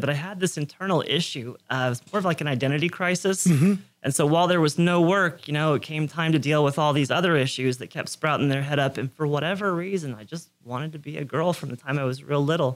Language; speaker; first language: English; native; English